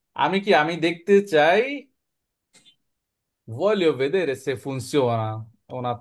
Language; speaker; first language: Italian; non-native, fluent; Bangla